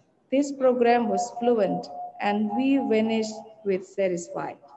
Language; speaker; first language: English; non-native, fluent; Indonesian